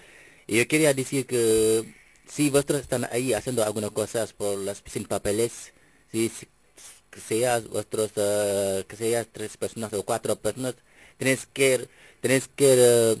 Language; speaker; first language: Spanish; non-native, fluent; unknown